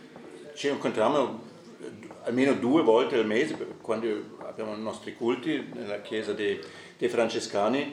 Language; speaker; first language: Italian; non-native, fluent; German